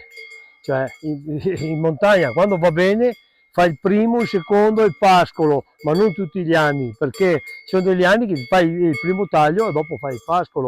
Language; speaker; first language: Italian; non-native, local second language; Venetian